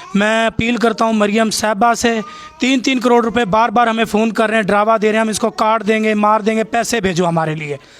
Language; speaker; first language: Urdu; non-native, local second language; Punjabi